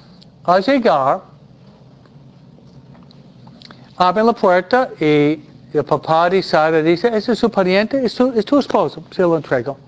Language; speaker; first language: Spanish; non-native, fluent; English